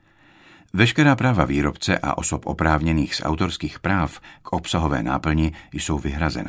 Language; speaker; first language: Czech; native; Czech